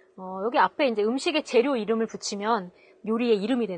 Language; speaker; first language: Korean; native; Korean